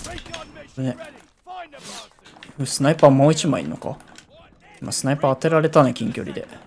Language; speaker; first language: Japanese; native; Japanese